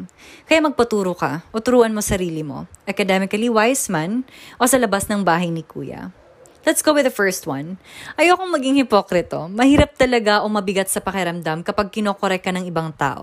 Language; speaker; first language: English; non-native, local second language; Waray